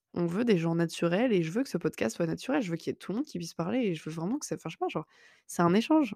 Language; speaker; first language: French; native; French